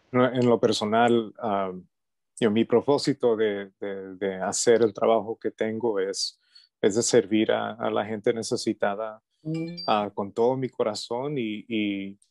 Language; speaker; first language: Spanish; native; Spanish